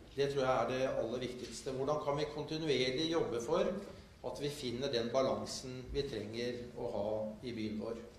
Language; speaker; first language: Norwegian; native; Norwegian